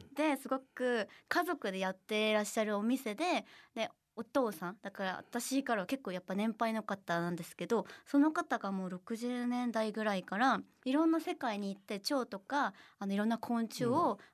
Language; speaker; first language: Japanese; non-native, fluent; Korean